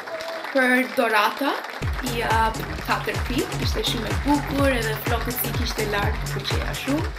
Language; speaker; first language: Albanian; early bilingual, heritage; Albanian